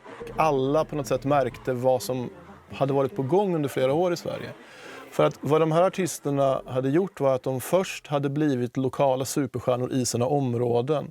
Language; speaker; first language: Swedish; native; Swedish